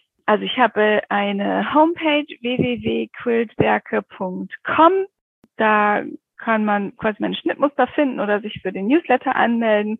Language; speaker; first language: German; native; German